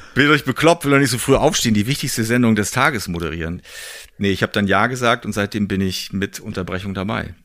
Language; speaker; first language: German; native; German